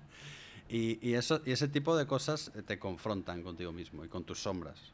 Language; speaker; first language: Spanish; native; Spanish